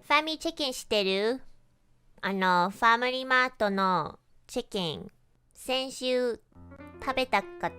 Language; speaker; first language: Japanese; non-native, learner; English